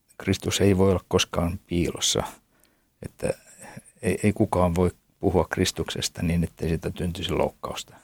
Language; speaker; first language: Finnish; native; Finnish